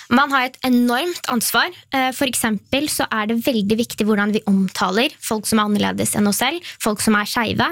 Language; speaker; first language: Norwegian; native; Norwegian